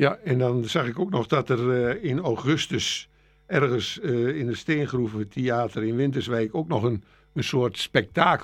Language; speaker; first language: Dutch; native; Dutch